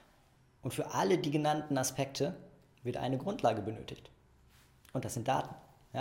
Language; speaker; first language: German; native; German